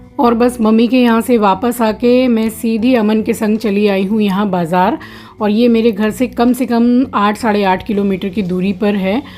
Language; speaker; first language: Hindi; native; Hindi